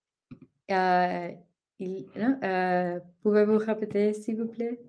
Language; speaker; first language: French; non-native, learner; Spanish